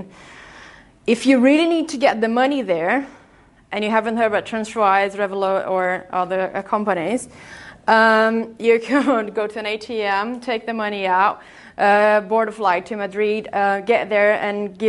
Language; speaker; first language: English; non-native, fluent; Portuguese